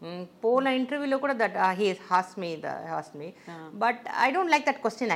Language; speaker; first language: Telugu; non-native, local second language; Tamil